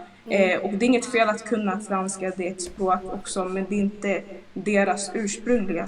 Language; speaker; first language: Swedish; early bilingual, other home language; Lingala